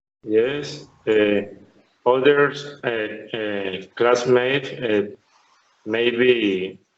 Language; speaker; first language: English; non-native, learner; Spanish